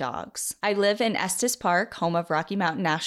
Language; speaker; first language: English; native; English